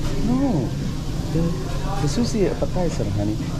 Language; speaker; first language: English; non-native, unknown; Indonesian